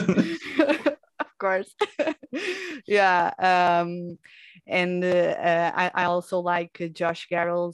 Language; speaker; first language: English; non-native, fluent; Portuguese